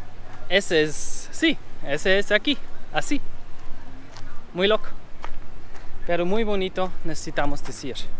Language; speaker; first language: Spanish; non-native, learner; German